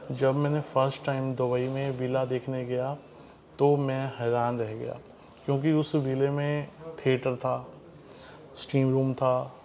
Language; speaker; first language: Hindi; non-native, local second language; Punjabi